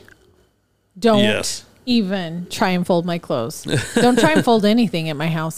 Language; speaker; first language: English; native; English